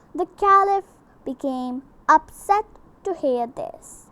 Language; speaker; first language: English; non-native, local second language; Urdu